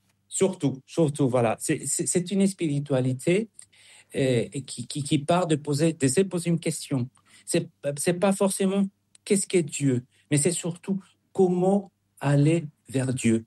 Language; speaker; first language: French; non-native, fluent; Spanish